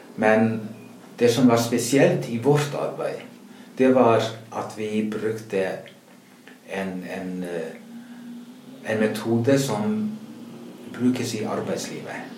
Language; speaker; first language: Norwegian; non-native, fluent; Icelandic